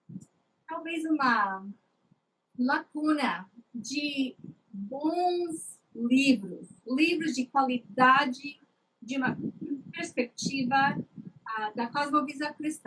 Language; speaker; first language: Portuguese; non-native, fluent; English